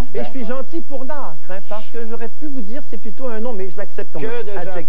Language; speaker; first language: French; native; French